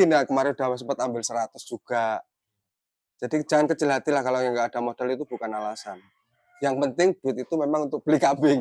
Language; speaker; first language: Indonesian; non-native, local second language; Javanese